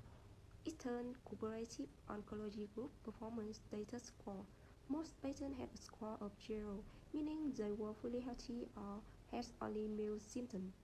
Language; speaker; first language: English; non-native, learner; Vietnamese